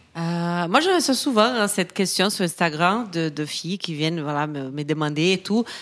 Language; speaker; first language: French; non-native, fluent; Portuguese